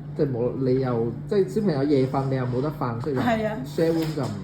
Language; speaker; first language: Cantonese; native; Cantonese